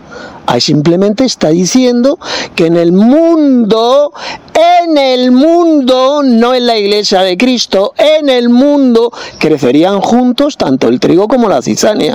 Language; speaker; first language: Spanish; native; Spanish